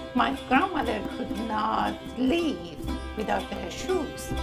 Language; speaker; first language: English; non-native, learner; Persian